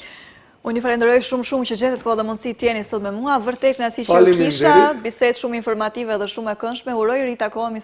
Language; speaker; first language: Albanian; native; Albanian